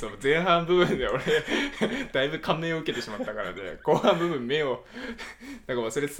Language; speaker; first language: Japanese; native; Japanese